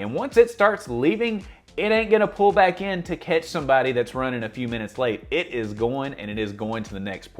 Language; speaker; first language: English; native; English